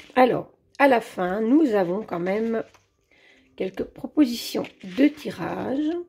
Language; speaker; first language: French; native; French